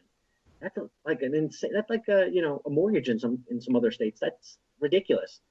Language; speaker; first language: English; native; English